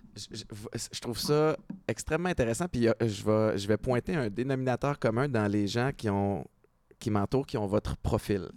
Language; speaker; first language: French; native; French